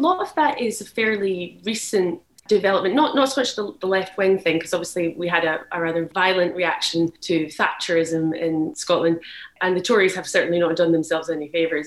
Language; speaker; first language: English; native; English